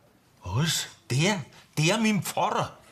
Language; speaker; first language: German; native; German